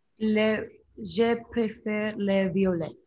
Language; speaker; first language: French; non-native, learner; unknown